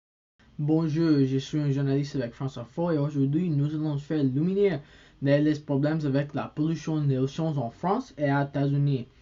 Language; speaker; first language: French; non-native, learner; English